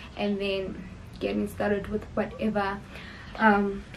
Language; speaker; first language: English; non-native, local second language; Northern Sotho